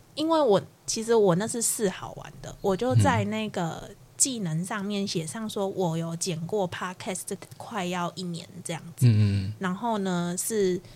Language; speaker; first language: Chinese; native; Chinese